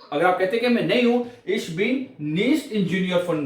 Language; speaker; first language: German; non-native, learner; Urdu